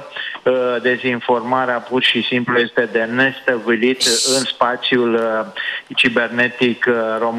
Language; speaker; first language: Romanian; native; Romanian